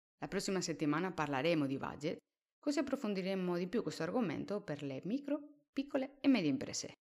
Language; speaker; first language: Italian; non-native, fluent; Spanish